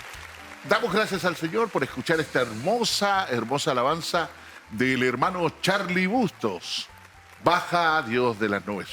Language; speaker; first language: Spanish; native; Spanish